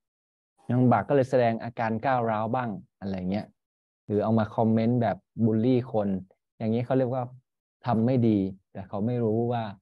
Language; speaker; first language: Thai; native; Thai